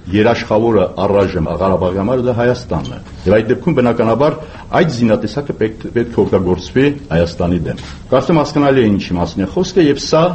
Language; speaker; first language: Armenian; native; Armenian